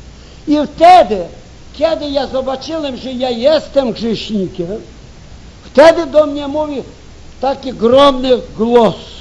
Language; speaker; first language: Polish; early bilingual, heritage; Ukrainian